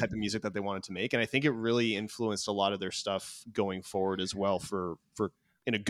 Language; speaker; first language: English; native; English